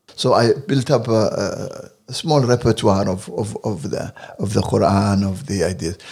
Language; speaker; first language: English; non-native, fluent; Arabic